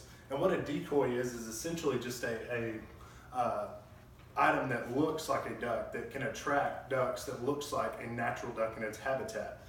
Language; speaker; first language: English; native; English